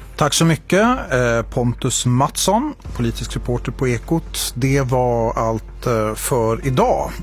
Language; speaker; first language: Swedish; native; Swedish